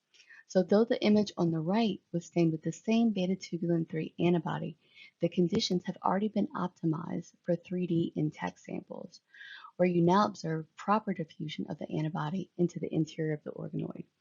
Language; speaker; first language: English; native; English